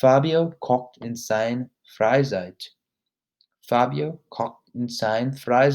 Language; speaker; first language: German; non-native, learner; English